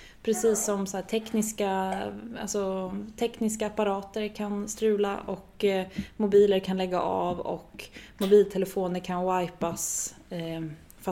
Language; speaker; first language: Swedish; native; Swedish